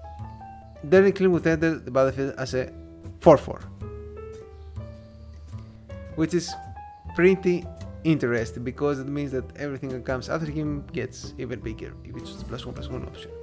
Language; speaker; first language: English; non-native, fluent; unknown